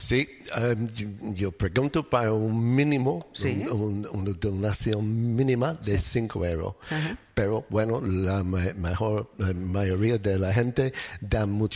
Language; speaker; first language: Spanish; non-native, fluent; English